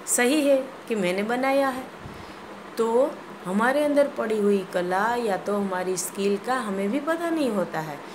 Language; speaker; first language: Hindi; non-native, local second language; Gujarati